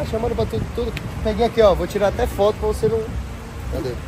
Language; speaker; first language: Portuguese; native; Portuguese